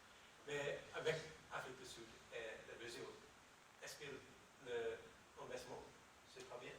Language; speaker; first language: French; non-native, learner; English